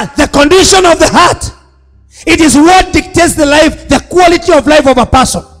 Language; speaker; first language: English; non-native, local second language; Swahili